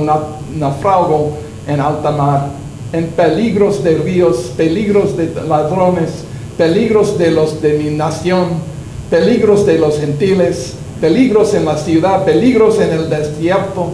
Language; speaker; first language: Spanish; non-native, learner; English